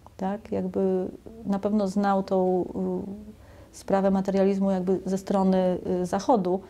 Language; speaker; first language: Polish; native; Polish